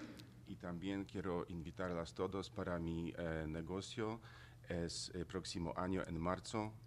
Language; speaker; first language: Spanish; non-native, learner; Polish